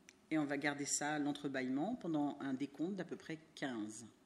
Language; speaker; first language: French; native; French